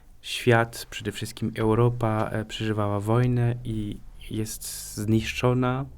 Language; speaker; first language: Polish; non-native, fluent; French